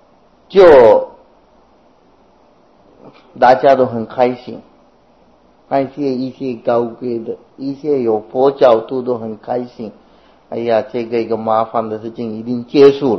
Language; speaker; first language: Chinese; non-native, fluent; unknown